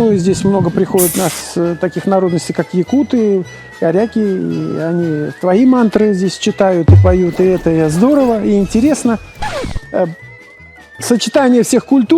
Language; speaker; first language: Russian; native; Russian